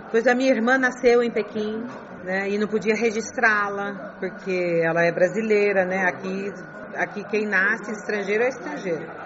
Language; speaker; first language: Portuguese; early bilingual, heritage; Portuguese